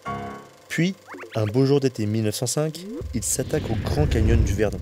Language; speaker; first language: French; native; French